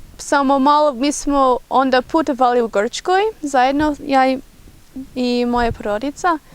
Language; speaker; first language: Bosnian; non-native, fluent; English